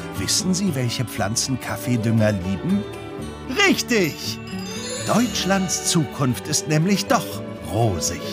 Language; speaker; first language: German; native; German